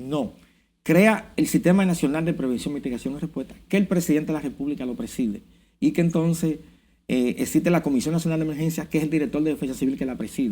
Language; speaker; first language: Spanish; native; Spanish